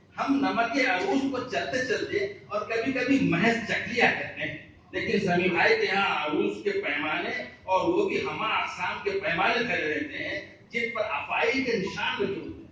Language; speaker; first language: Urdu; native; Urdu